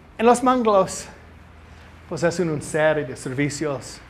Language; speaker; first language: Spanish; non-native, learner; English